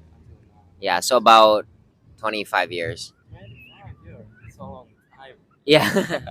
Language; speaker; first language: English; early bilingual, heritage; English